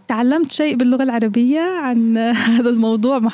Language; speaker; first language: Arabic; native; Arabic